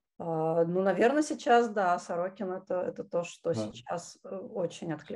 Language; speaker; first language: Russian; native; Russian